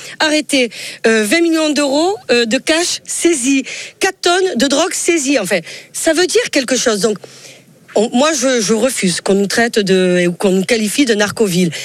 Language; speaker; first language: French; native; French